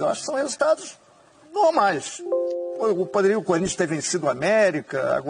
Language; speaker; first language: Portuguese; native; Portuguese